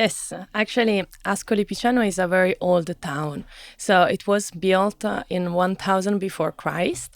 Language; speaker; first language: English; non-native, fluent; Italian